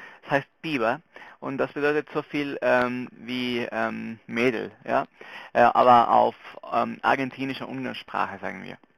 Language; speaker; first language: German; non-native, local second language; Spanish